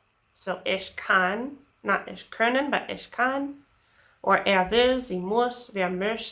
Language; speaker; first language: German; non-native, fluent; English